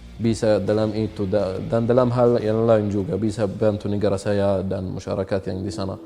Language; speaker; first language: Indonesian; non-native, fluent; Arabic